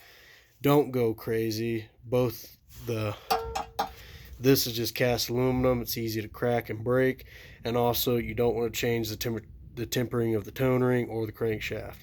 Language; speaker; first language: English; native; English